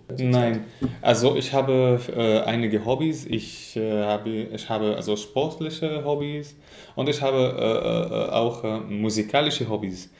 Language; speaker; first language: German; non-native, fluent; Arabic